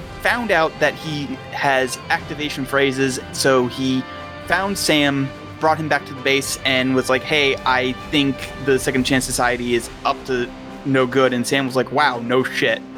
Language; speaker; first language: English; native; English